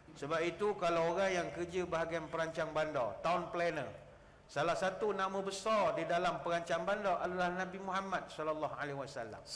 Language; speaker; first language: Malay; native; Malay